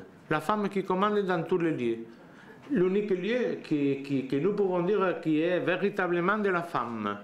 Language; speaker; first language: French; non-native, learner; Spanish